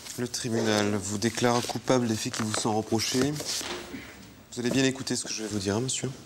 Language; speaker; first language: French; native; French